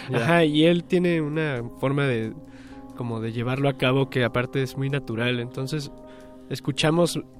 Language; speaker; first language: Spanish; native; Spanish